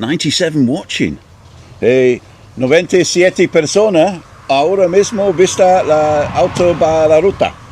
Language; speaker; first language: Spanish; non-native, learner; English